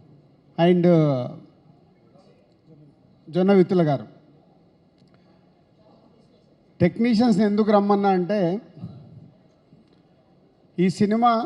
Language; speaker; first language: Telugu; native; Telugu